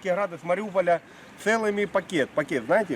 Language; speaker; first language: Russian; native; Russian